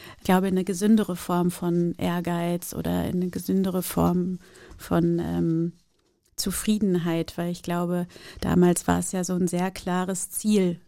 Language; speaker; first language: German; early bilingual, other home language; Portuguese